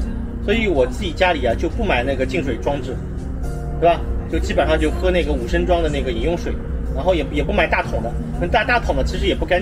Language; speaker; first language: Chinese; native; Chinese